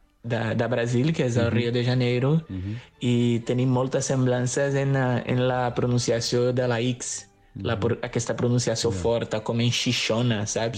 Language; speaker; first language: Catalan; non-native, fluent; Portuguese